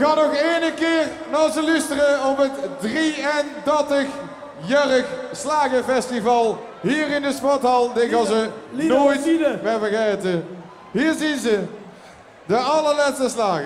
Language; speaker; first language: Dutch; native; Dutch